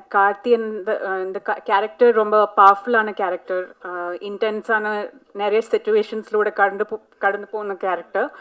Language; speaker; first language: Tamil; non-native, fluent; Malayalam